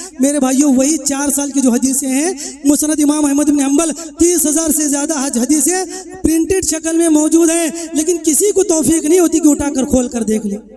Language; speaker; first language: Urdu; native; Urdu